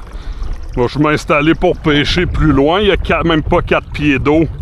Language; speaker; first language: French; native; French